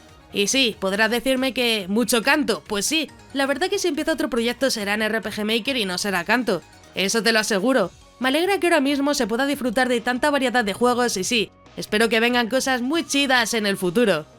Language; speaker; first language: Spanish; native; Spanish